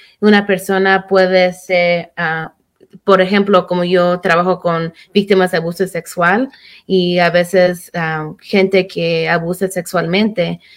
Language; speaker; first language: Spanish; early bilingual, heritage; Spanish